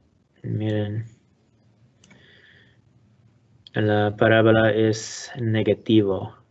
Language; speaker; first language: Spanish; non-native, learner; English